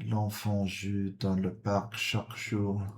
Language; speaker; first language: French; non-native, learner; English